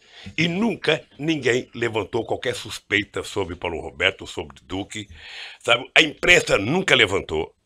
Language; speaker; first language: Portuguese; native; Portuguese